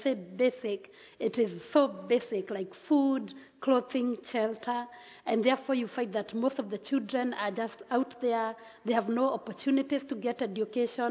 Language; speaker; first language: English; non-native, local second language; Kikuyu